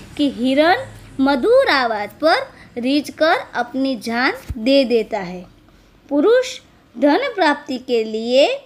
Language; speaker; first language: Hindi; non-native, local second language; Gujarati